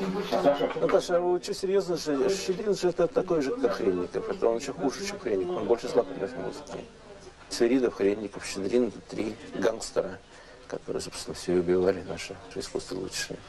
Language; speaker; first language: Russian; native; Russian